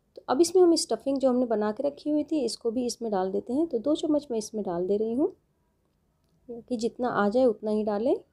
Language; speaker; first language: Hindi; native; Hindi